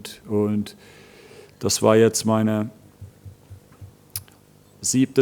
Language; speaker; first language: German; non-native, fluent; Finnish